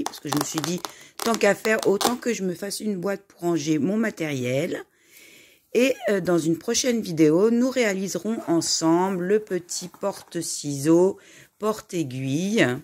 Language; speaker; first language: French; native; French